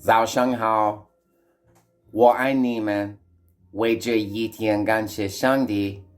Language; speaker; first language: Chinese; non-native, learner; English